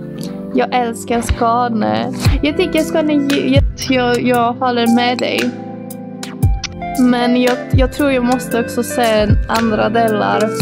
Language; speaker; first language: Swedish; early bilingual, other home language; Greek